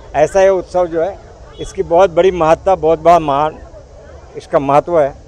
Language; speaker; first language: Hindi; non-native, local second language; Marathi